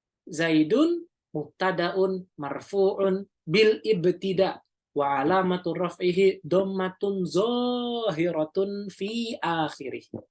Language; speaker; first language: Arabic; non-native, fluent; Indonesian